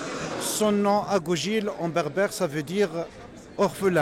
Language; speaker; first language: French; non-native, local second language; Berber languages